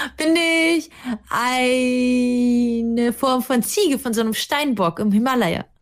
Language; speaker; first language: German; early bilingual, other home language; Russian